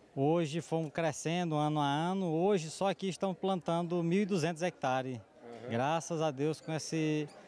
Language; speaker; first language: Portuguese; native; Portuguese